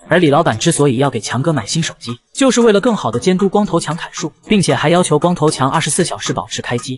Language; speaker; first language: Chinese; native; Chinese